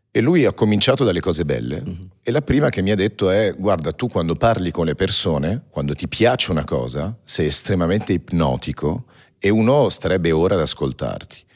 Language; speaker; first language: Italian; native; Italian